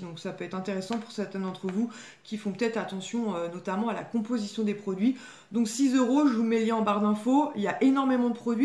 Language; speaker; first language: French; native; French